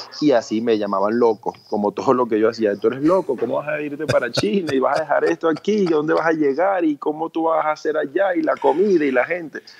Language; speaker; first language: Spanish; early bilingual, other home language; Chinese